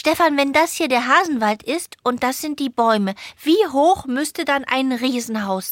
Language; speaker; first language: German; native; German